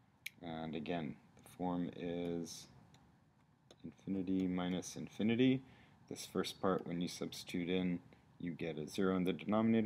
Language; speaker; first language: English; native; English